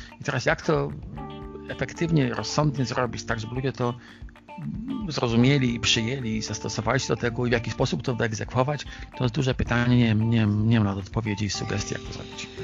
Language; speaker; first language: Polish; native; Polish